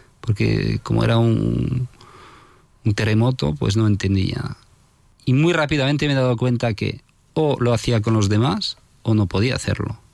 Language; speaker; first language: Spanish; non-native, fluent; French